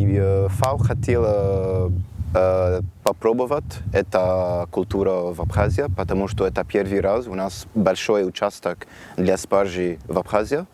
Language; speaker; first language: Russian; non-native, learner; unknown